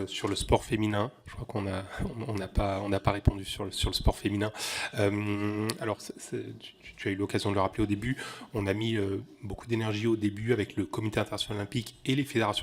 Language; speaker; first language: French; native; French